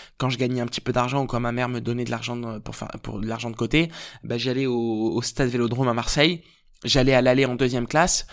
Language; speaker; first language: French; early bilingual, other home language; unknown